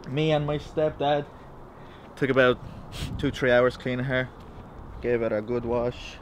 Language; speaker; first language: English; native; English